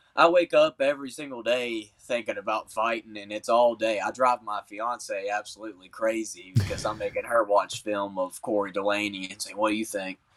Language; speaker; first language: English; native; English